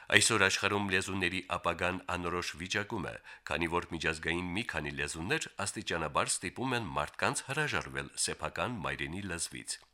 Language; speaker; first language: Armenian; native; Armenian